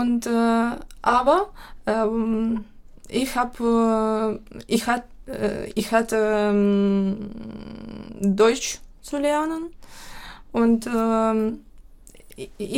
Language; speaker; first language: German; non-native, fluent; Ukrainian